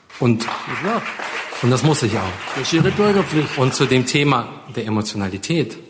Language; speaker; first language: German; early bilingual, other home language; Russian